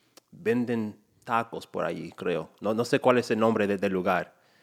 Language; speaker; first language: Spanish; non-native, fluent; English